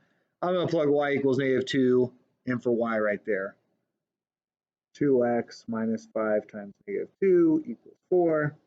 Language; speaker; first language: English; native; English